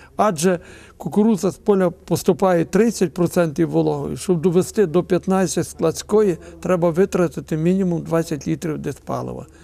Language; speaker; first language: Ukrainian; native; Ukrainian